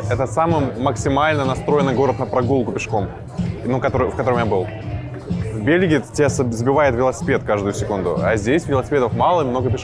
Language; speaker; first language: Russian; native; Russian